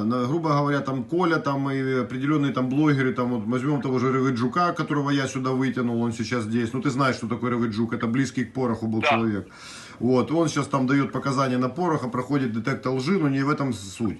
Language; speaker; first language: Russian; native; Russian